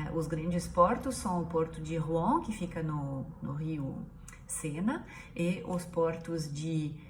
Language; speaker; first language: Portuguese; non-native, fluent; French